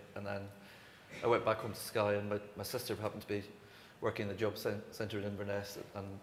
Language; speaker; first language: English; native; English